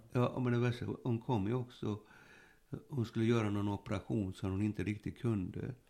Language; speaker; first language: Swedish; early bilingual, other home language; Polish